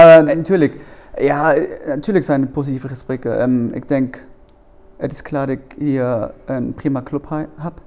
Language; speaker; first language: Dutch; non-native, learner; German